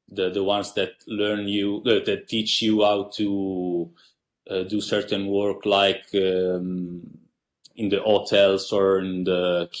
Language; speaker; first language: English; non-native, fluent; Italian